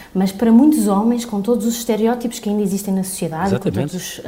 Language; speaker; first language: Portuguese; native; Portuguese